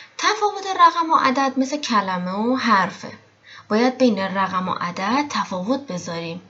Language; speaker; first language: Persian; native; Persian